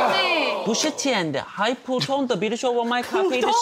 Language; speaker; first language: Chinese; non-native, fluent; Turkish